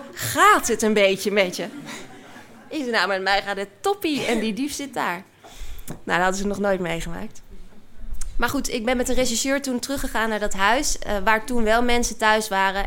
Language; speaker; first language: Dutch; native; Dutch